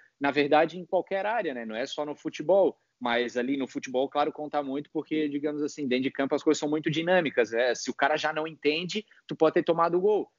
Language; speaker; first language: Portuguese; native; Portuguese